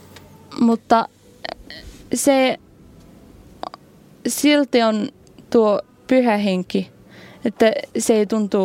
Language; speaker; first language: Finnish; non-native, learner; English